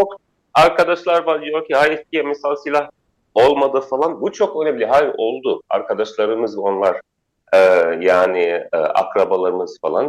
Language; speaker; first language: Turkish; non-native, fluent; Arabic